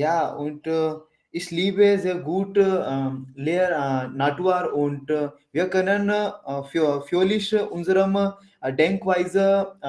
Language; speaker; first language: German; non-native, learner; Hindi